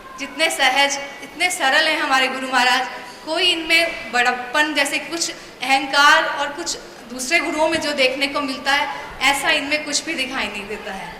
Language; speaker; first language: Hindi; native; Hindi